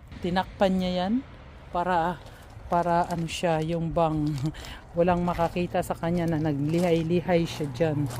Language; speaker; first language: Filipino; native; Filipino